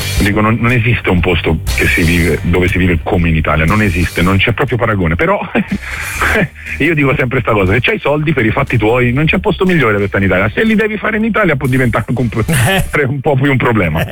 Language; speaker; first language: Italian; native; Italian